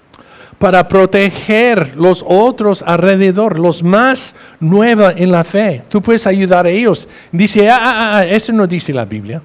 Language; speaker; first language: Spanish; non-native, fluent; English